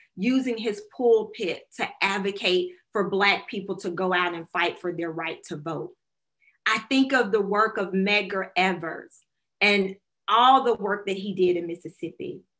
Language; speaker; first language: English; native; English